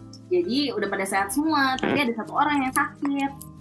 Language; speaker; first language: Indonesian; early bilingual, heritage; Indonesian